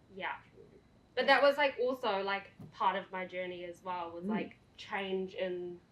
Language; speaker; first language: English; native; English